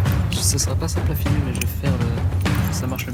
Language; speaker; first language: French; native; French